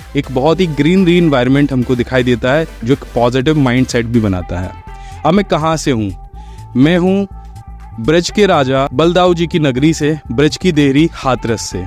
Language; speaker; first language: Hindi; native; Hindi